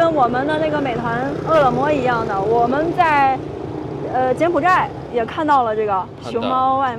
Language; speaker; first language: Chinese; native; Chinese